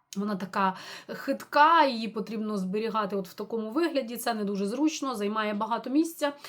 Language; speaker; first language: Ukrainian; non-native, local second language; Russian